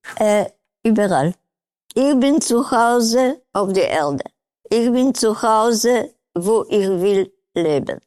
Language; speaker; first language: German; non-native, learner; Polish